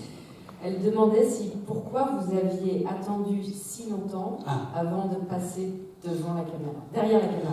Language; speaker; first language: French; native; French